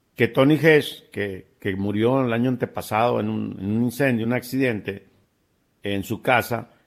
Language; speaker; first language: Spanish; native; Spanish